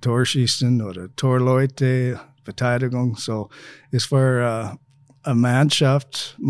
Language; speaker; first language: German; non-native, fluent; English